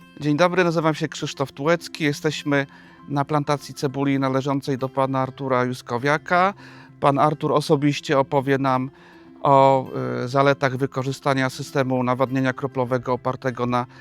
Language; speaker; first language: Polish; native; Polish